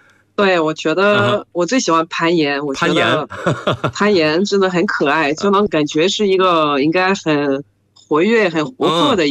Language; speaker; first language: Chinese; non-native, fluent; French